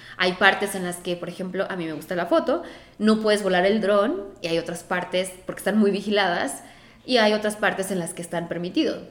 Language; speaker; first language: Spanish; native; Spanish